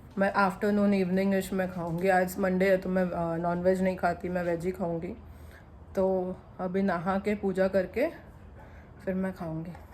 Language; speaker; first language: Hindi; non-native, local second language; Bangla